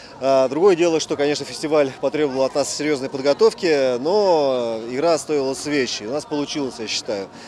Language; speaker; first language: Russian; native; Russian